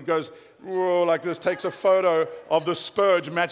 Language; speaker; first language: English; native; English